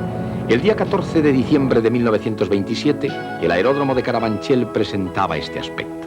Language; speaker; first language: Spanish; native; Spanish